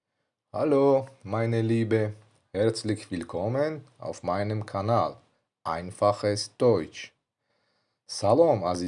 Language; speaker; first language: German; non-native, fluent; Tajik